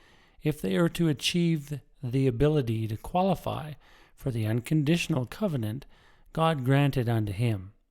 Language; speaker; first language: English; native; English